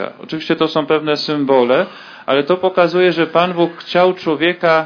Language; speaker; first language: Polish; native; Polish